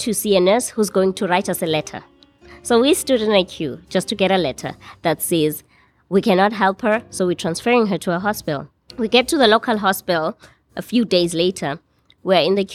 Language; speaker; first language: English; non-native, local second language; Xhosa